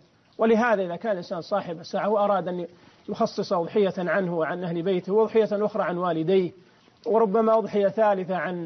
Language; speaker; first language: Arabic; native; Arabic